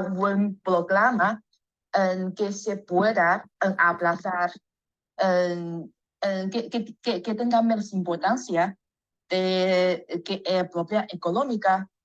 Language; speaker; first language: Spanish; non-native, learner; Chinese